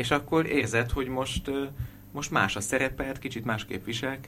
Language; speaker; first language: Hungarian; native; Hungarian